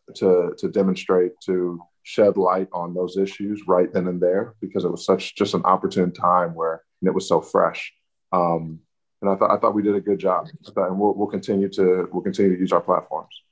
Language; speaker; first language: English; native; English